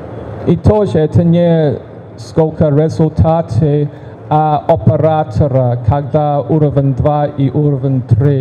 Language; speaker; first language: Russian; non-native, learner; English